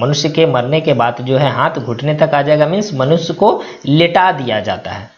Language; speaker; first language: Hindi; native; Hindi